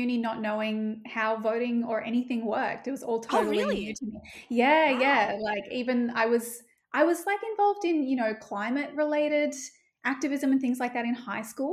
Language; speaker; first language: English; native; English